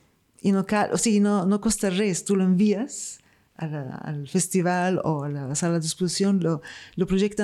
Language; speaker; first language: Catalan; non-native, fluent; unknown